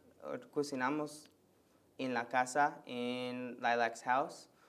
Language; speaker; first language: Spanish; early bilingual, heritage; Spanish